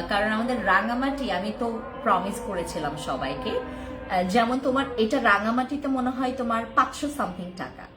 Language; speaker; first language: Bangla; non-native, local second language; Khasi